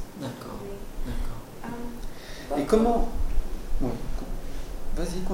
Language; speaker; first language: French; non-native, fluent; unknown